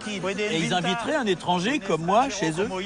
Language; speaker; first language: French; native; French